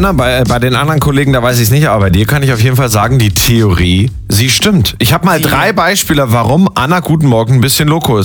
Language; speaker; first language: German; native; German